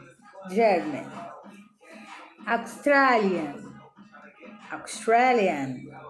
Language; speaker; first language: English; non-native, learner; Portuguese